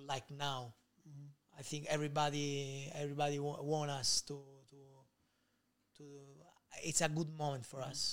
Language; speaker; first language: English; non-native, learner; Italian